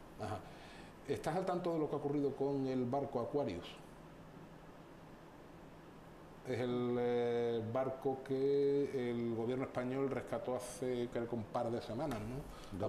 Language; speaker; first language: Spanish; native; Spanish